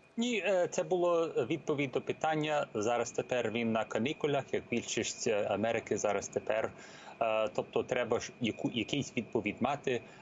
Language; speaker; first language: Ukrainian; early bilingual, heritage; Ukrainian